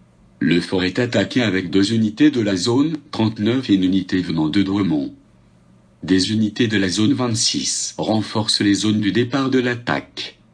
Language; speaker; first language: French; native; French